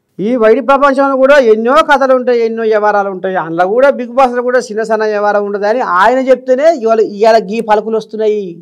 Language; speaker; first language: Telugu; native; Telugu